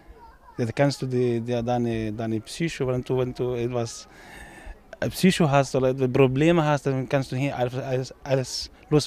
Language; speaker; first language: German; non-native, learner; Arabic